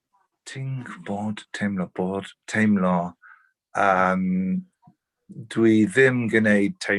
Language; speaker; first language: Welsh; non-native, learner; English